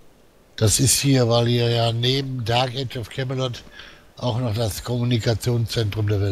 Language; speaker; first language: German; native; German